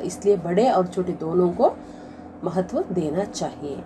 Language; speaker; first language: Hindi; non-native, local second language; Kannada